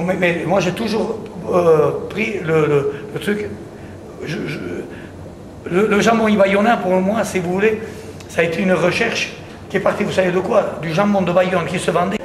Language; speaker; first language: French; native; French